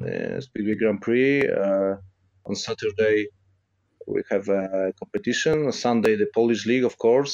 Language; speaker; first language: English; non-native, fluent; Polish